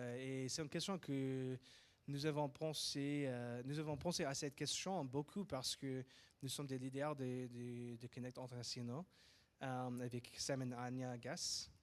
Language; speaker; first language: French; non-native, fluent; English